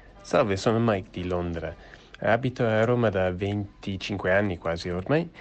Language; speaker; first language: Italian; non-native, fluent; English